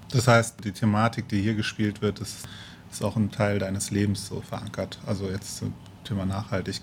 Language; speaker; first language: German; native; German